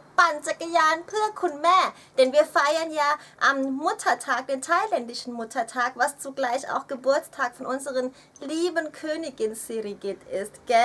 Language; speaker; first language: German; early bilingual, other home language; Thai